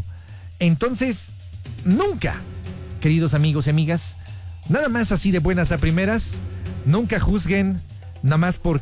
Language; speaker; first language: Spanish; native; Spanish